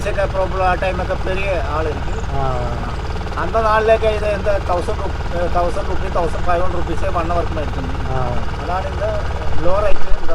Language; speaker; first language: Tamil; non-native, local second language; Malayalam